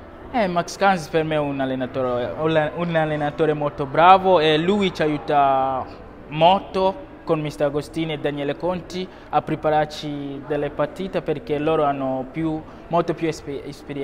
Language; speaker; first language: Italian; non-native, learner; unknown